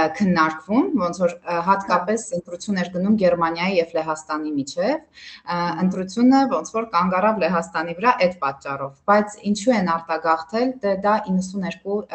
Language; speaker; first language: Armenian; early bilingual, heritage; Armenian